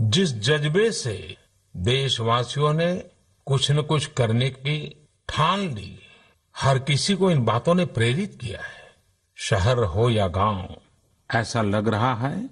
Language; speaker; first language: Hindi; non-native, local second language; Gujarati